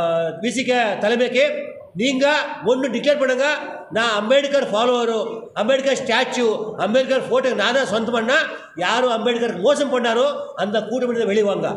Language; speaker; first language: Tamil; non-native, learner; Kannada